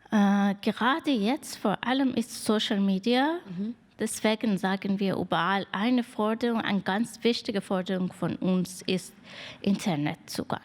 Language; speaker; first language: German; non-native, fluent; Persian